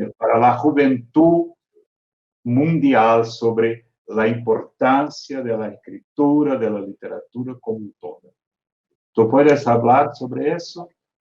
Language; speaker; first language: Spanish; non-native, fluent; Portuguese